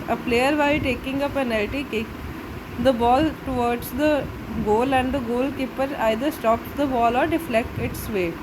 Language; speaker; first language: English; non-native, local second language; Punjabi